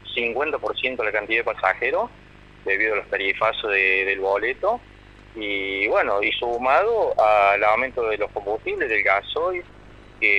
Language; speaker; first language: Spanish; native; Spanish